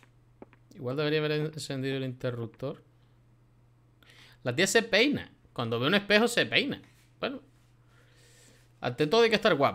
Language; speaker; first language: Spanish; native; Spanish